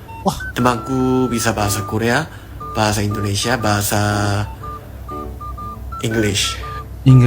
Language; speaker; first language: Indonesian; non-native, learner; Korean